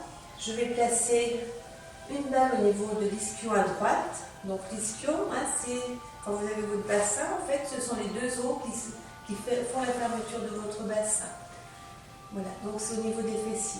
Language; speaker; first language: French; native; French